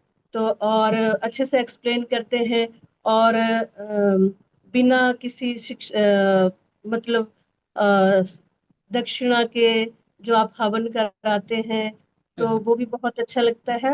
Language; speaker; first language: Hindi; native; Hindi